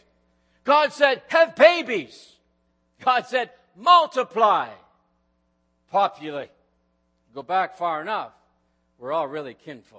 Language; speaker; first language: English; native; English